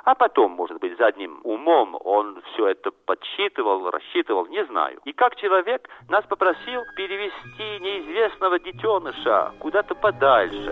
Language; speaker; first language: Russian; non-native, fluent; French